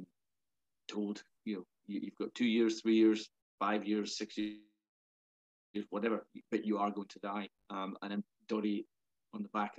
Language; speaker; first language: English; native; English